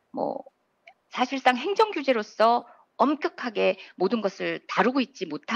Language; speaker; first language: Korean; native; Korean